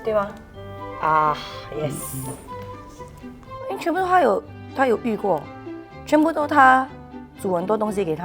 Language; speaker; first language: Chinese; non-native, local second language; English